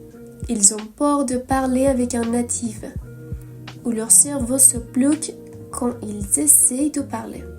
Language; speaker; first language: French; non-native, fluent; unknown